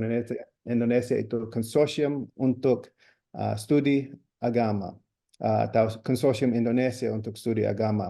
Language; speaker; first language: Indonesian; non-native, fluent; English